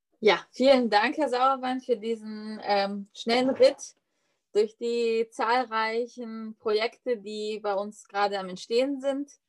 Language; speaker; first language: German; native; German